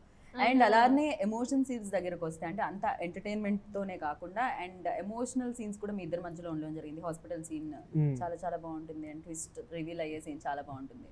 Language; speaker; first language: Telugu; native; Telugu